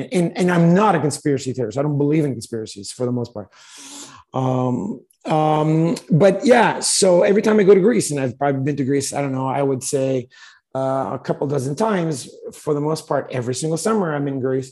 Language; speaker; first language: English; native; English